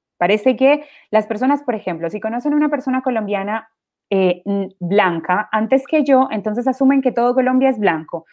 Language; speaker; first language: Spanish; native; Spanish